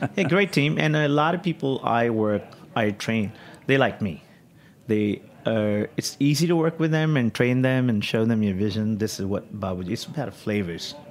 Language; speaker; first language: English; non-native, local second language; Punjabi